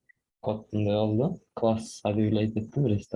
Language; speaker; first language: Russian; non-native, local second language; Kyrgyz